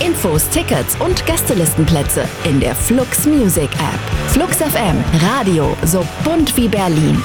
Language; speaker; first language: German; native; German